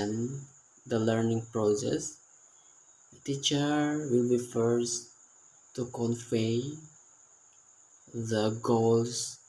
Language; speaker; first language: English; non-native, learner; Indonesian